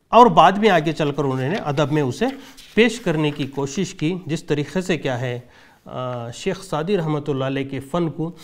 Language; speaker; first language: Urdu; native; Urdu